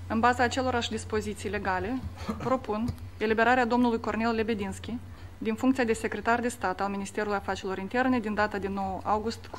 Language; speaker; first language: Romanian; native; Romanian